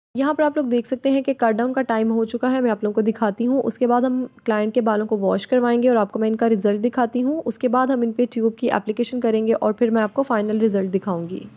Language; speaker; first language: Urdu; native; Urdu